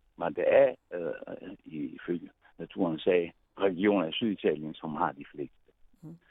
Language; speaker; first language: Danish; non-native, fluent; Italian